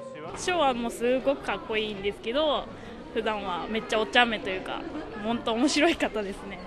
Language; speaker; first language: Japanese; native; Japanese